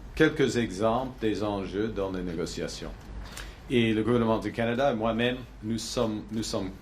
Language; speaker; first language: French; non-native, local second language; English